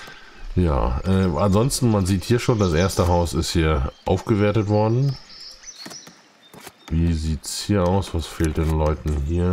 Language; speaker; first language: German; native; German